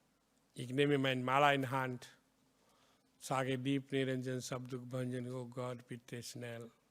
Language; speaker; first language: German; non-native, learner; Hindi